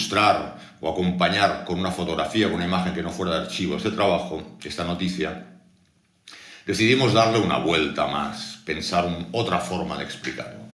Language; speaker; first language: Spanish; native; Spanish